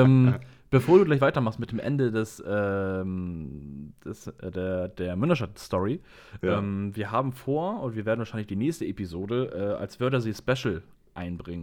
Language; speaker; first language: German; native; German